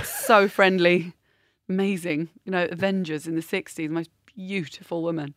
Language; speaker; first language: English; native; English